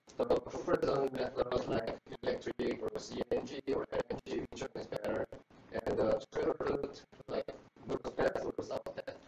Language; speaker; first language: English; non-native, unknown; Korean